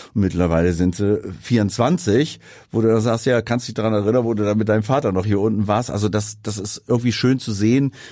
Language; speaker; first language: German; native; German